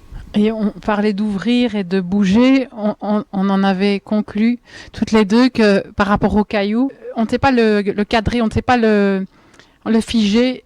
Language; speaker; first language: French; native; French